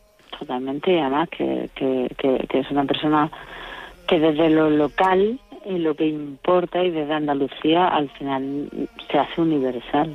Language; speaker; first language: Spanish; native; Spanish